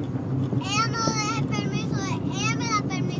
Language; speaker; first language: Spanish; early bilingual, heritage; Spanish